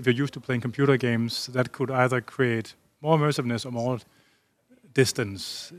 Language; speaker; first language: English; non-native, fluent; Danish